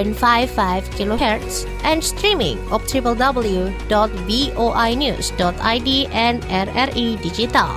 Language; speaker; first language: Dutch; non-native, fluent; Indonesian